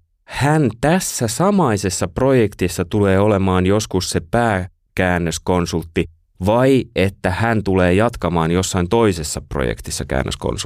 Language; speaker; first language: Finnish; native; Finnish